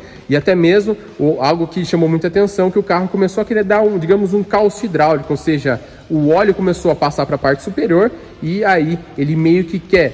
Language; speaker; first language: Portuguese; native; Portuguese